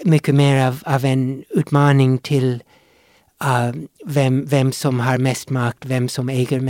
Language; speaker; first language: Swedish; non-native, fluent; English